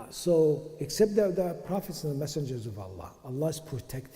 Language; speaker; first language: English; non-native, fluent; Arabic